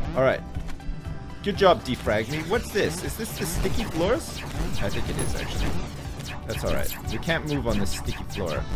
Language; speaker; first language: English; native; English